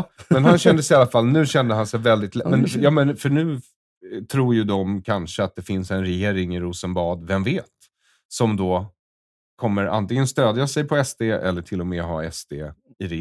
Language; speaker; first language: Swedish; native; Swedish